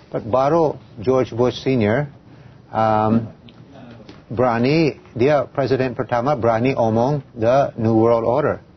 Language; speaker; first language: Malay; non-native, fluent; English